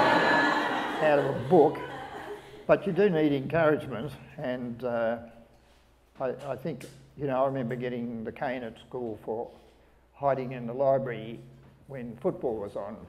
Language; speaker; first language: English; native; English